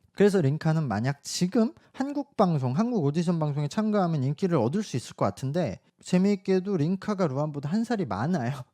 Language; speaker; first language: Korean; native; Korean